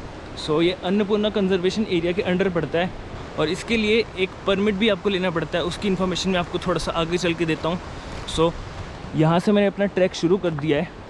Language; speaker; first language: Hindi; native; Hindi